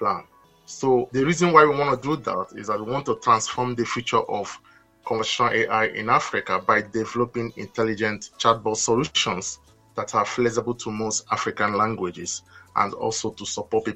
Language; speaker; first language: English; non-native, local second language; Igbo